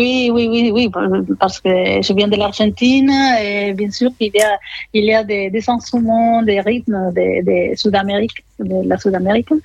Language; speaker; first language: French; non-native, fluent; Spanish